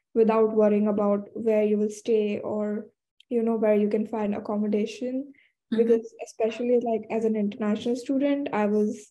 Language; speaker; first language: English; non-native, local second language; Hindi